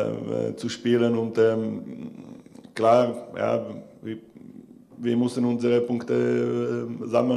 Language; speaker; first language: German; non-native, fluent; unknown